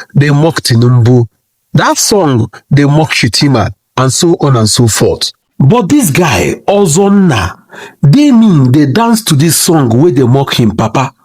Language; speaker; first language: Nigerian Pidgin; non-native, local second language; Igbo